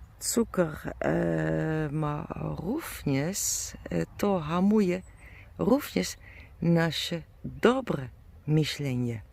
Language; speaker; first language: Polish; non-native, learner; German